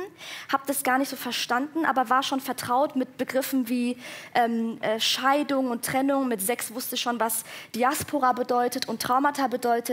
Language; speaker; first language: German; early bilingual, other home language; Persian